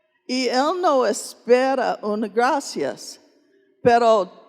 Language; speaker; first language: Spanish; non-native, fluent; English